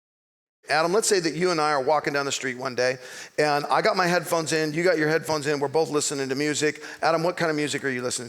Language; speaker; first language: English; native; English